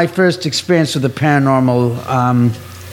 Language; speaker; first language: English; native; English